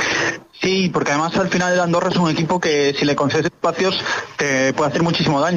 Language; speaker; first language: Spanish; native; Spanish